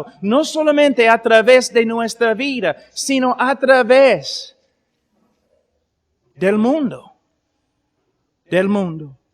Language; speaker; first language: Spanish; non-native, fluent; English